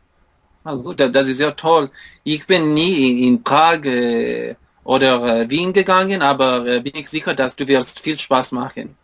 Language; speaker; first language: German; non-native, learner; English